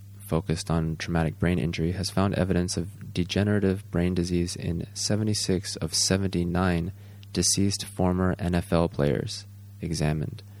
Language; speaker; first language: English; native; English